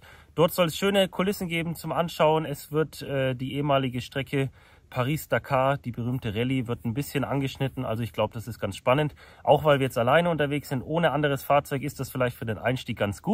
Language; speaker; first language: German; native; German